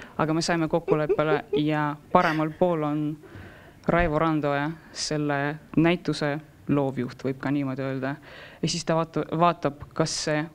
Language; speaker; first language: Estonian; non-native, local second language; Russian